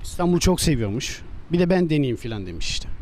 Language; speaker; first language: Turkish; native; Turkish